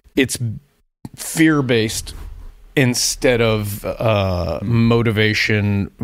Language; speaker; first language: English; native; English